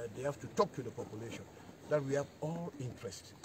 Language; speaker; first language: English; native; English